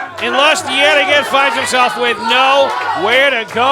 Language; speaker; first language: English; native; English